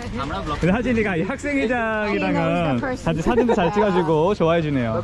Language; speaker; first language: Korean; native; Korean